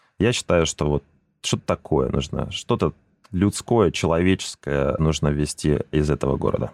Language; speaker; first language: Russian; native; Russian